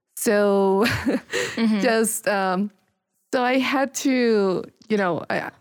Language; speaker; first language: English; non-native, fluent; Spanish